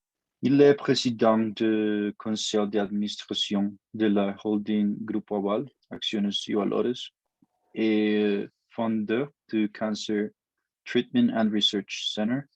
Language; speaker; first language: French; non-native, learner; Spanish